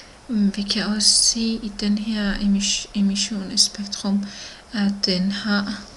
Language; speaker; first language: Danish; non-native, learner; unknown